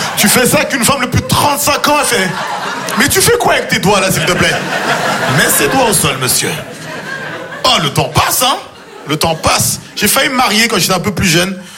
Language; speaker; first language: French; native; French